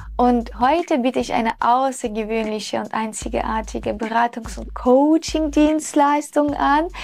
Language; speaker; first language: German; early bilingual, other home language; Russian